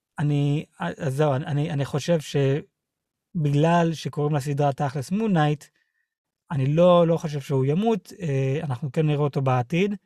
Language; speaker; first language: Hebrew; early bilingual, other home language; English